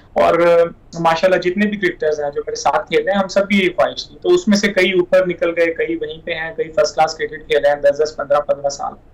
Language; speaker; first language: Urdu; non-native, local second language; Punjabi